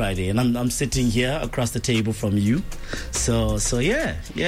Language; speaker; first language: English; non-native, local second language; Tswana